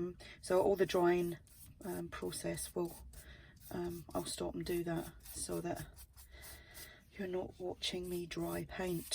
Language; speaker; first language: English; native; English